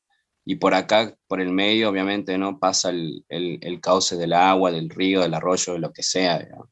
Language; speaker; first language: Spanish; native; Spanish